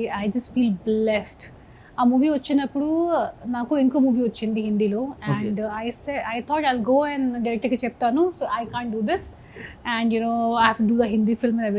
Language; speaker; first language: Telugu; non-native, local second language; Hindi